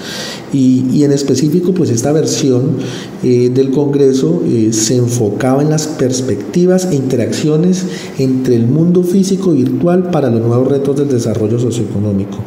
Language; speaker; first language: Spanish; native; Spanish